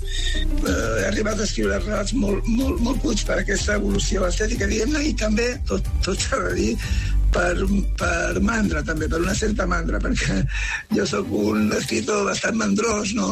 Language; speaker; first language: Catalan; non-native, local second language; Spanish